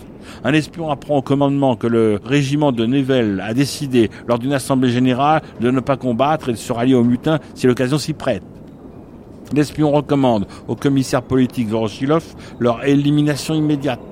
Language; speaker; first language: French; native; French